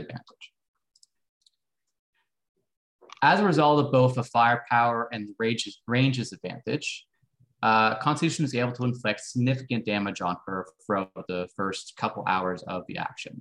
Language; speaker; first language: English; native; English